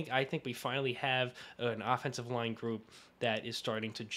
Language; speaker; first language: English; native; English